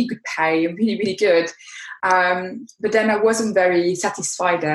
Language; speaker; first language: English; non-native, fluent; French